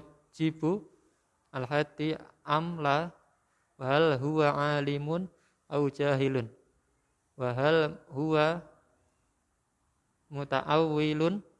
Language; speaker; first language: Arabic; non-native, learner; Indonesian